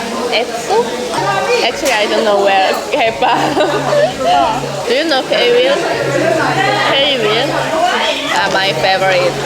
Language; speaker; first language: English; non-native, learner; Korean